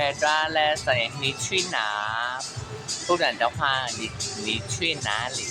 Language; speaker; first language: Chinese; non-native, fluent; Burmese